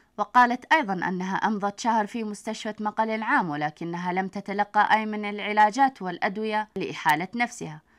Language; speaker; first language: Arabic; non-native, fluent; Tigrinya